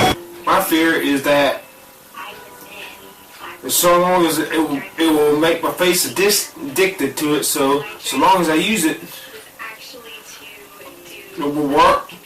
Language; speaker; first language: English; native; English